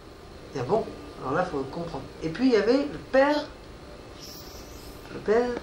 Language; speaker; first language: French; native; French